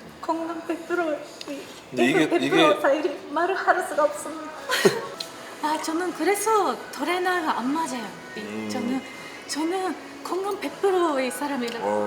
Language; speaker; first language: Korean; non-native, learner; Japanese